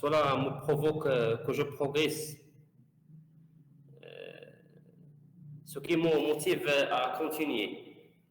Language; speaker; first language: French; non-native, learner; Arabic